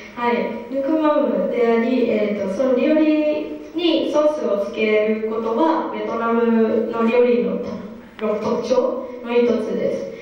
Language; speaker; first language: Japanese; non-native, fluent; Vietnamese